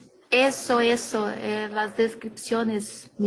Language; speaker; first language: Spanish; non-native, learner; Portuguese